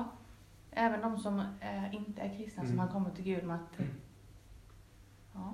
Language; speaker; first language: Swedish; native; Swedish